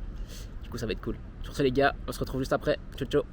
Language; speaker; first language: French; native; French